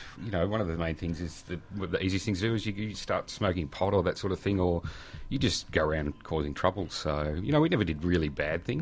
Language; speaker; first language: English; native; English